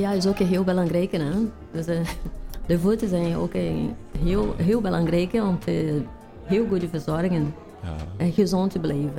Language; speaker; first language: Dutch; non-native, learner; Portuguese